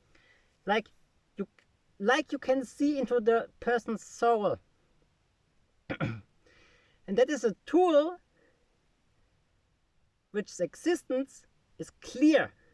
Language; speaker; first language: English; non-native, fluent; German